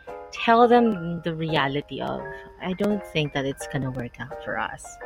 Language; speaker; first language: English; non-native, local second language; Filipino